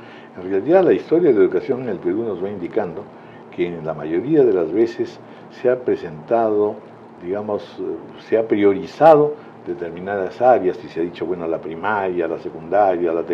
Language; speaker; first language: Spanish; native; Spanish